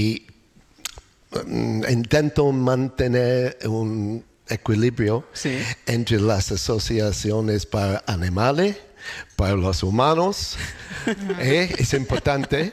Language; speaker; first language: Spanish; non-native, learner; English